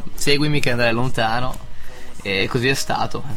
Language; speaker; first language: Italian; native; Italian